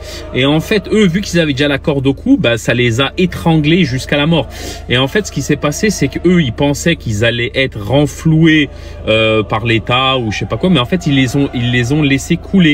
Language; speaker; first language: French; native; French